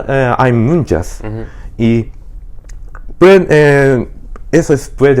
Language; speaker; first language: Spanish; non-native, learner; Japanese